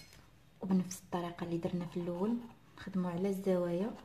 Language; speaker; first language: Arabic; native; Arabic